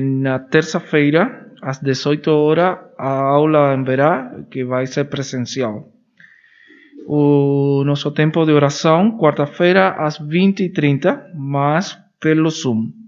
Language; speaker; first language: Portuguese; non-native, learner; Spanish